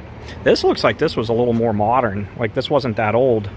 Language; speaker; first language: English; native; English